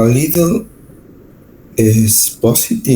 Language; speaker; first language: English; non-native, learner; Spanish